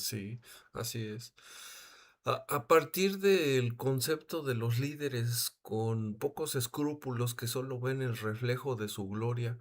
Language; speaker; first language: Spanish; native; Spanish